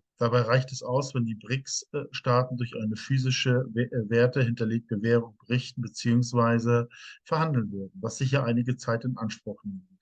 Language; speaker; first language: German; native; German